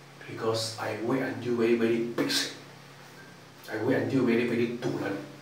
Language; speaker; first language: English; non-native, local second language; Chinese